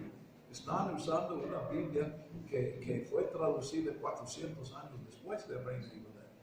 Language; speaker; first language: Spanish; non-native, fluent; English